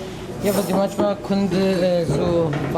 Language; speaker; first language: German; non-native, learner; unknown